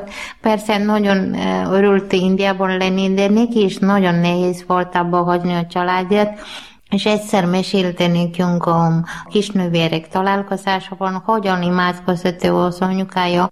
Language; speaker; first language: Hungarian; non-native, learner; Malayalam